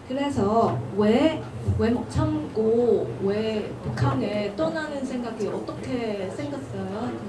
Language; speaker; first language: Korean; non-native, learner; Cantonese